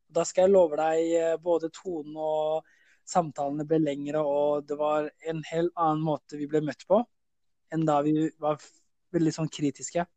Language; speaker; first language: Norwegian; early bilingual, other home language; Somali